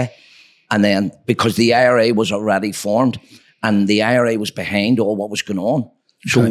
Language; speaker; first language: English; native; English